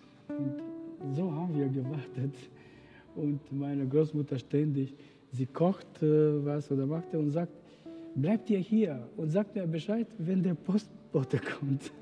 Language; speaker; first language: German; non-native, fluent; Romany